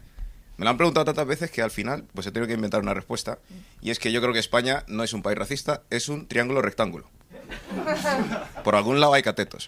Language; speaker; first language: Spanish; early bilingual, other home language; English